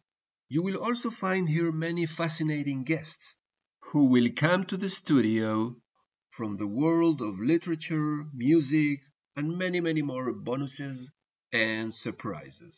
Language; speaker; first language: English; early bilingual, other home language; Spanish